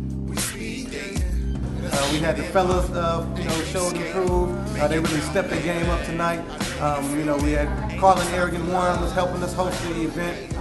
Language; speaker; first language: English; native; English